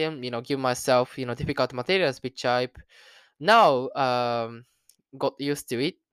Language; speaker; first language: English; non-native, learner; Japanese